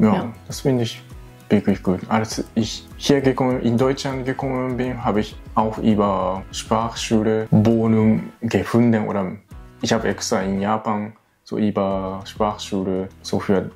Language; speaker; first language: German; non-native, learner; Japanese